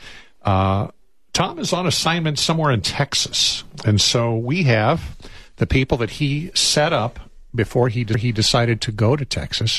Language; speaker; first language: English; native; English